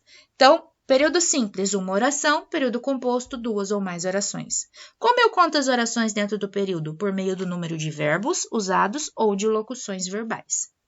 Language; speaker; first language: Portuguese; native; Portuguese